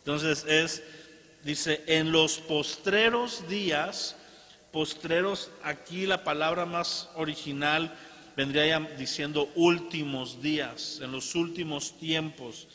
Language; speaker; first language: Spanish; native; Spanish